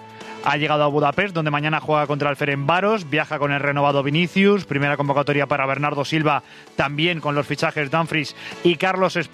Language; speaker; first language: Spanish; native; Spanish